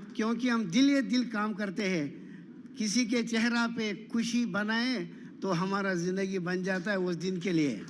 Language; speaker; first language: Hindi; non-native, local second language; Telugu